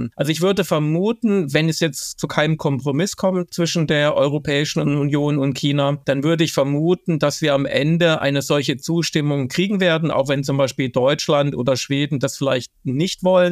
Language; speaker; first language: German; native; German